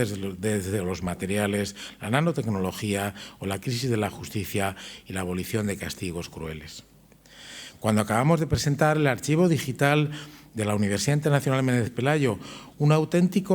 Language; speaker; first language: Spanish; native; Spanish